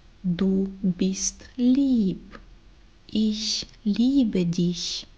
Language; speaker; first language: German; non-native, fluent; Bulgarian